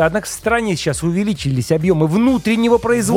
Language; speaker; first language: Russian; native; Russian